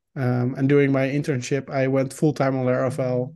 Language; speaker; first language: English; non-native, fluent; Dutch